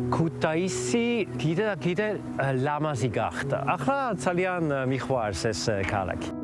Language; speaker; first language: Georgian; non-native, learner; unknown